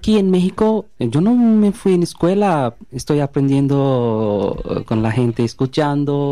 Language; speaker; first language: Spanish; non-native, learner; Bangla